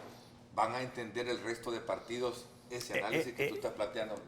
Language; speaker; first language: Spanish; native; Spanish